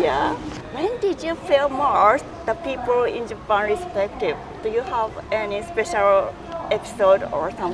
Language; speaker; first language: English; non-native, learner; Japanese